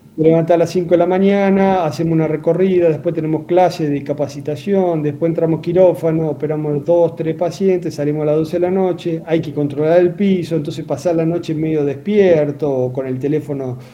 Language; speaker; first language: Spanish; native; Spanish